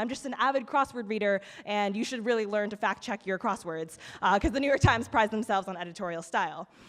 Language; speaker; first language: English; native; English